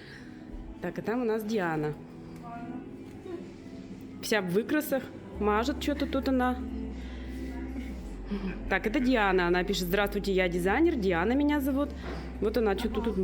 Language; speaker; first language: Russian; native; Russian